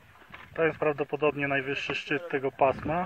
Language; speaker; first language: Polish; native; Polish